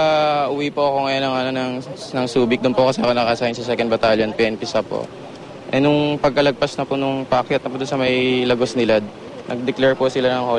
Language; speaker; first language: Filipino; native; Filipino